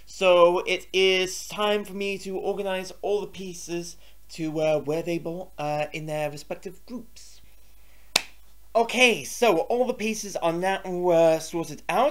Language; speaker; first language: English; native; English